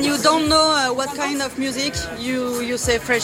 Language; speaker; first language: English; non-native, learner; French